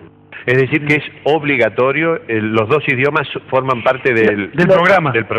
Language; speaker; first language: Spanish; native; Spanish